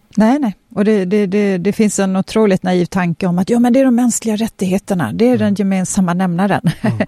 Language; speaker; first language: Swedish; early bilingual, other home language; Polish